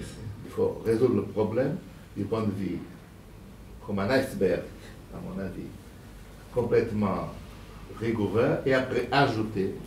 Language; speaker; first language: French; non-native, fluent; Portuguese